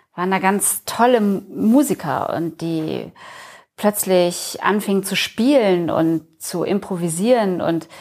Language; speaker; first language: German; native; German